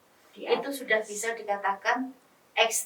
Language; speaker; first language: Indonesian; native; Indonesian